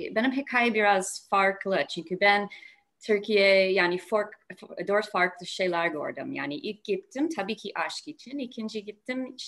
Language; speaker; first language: Turkish; non-native, learner; English